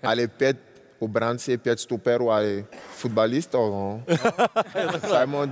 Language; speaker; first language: Czech; non-native, learner; French